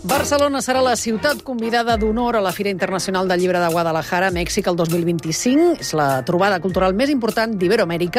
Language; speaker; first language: Catalan; native; Catalan